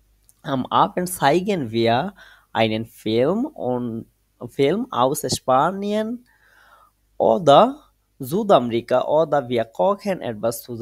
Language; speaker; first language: German; non-native, fluent; Bangla